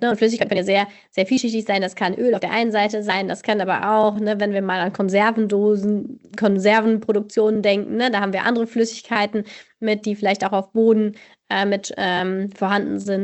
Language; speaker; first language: German; native; German